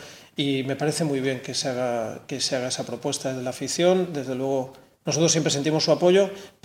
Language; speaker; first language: Spanish; native; Spanish